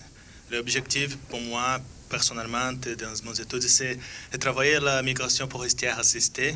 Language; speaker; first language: French; non-native, fluent; Portuguese